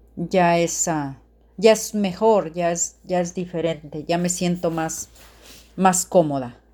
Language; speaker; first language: Spanish; native; Spanish